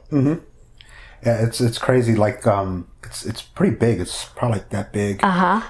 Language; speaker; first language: English; native; English